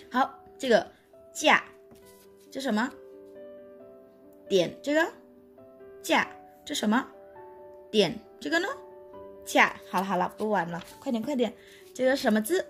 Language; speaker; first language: Chinese; non-native, fluent; Indonesian